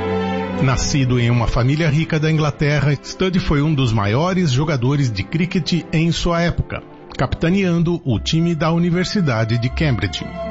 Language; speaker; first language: Portuguese; native; Portuguese